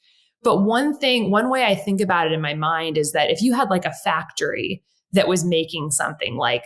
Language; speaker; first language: English; native; English